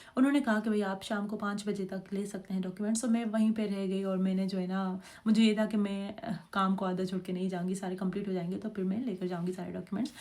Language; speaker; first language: Urdu; non-native, local second language; Sindhi